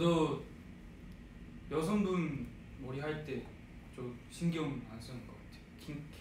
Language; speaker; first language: Korean; non-native, fluent; Japanese